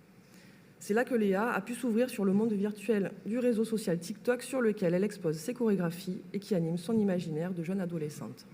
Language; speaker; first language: French; native; French